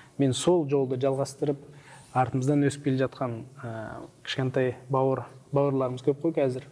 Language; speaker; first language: Kazakh; non-native, local second language; Uzbek